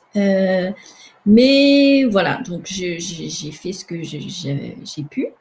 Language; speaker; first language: French; non-native, local second language; Malagasy